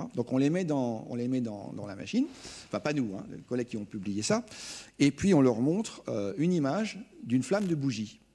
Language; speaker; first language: French; native; French